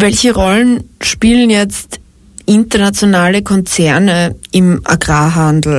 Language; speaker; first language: German; native; German